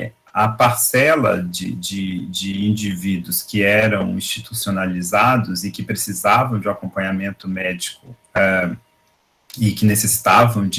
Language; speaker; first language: Portuguese; native; Portuguese